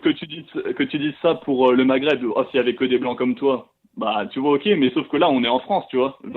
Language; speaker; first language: French; native; French